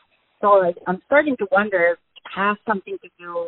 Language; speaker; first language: English; non-native, local second language; Filipino